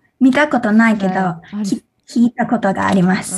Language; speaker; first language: Japanese; early bilingual, heritage; English